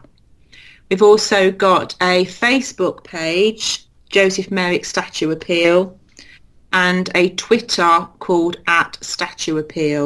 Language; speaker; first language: English; native; English